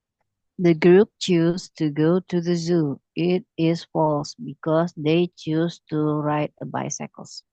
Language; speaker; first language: English; non-native, learner; Indonesian